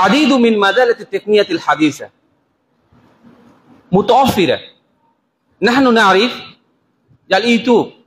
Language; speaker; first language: Arabic; non-native, fluent; Bangla